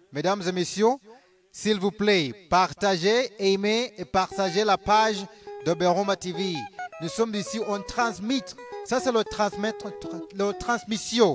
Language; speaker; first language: French; non-native, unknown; Luo (Kenya and Tanzania)